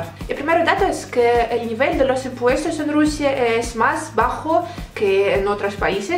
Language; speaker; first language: Spanish; non-native, learner; Russian